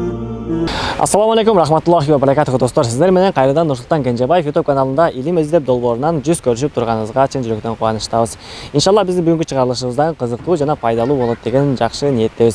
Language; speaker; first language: Kyrgyz; native; Kyrgyz